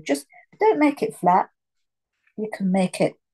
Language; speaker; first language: English; native; English